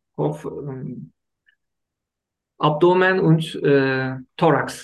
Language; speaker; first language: German; non-native, learner; Turkish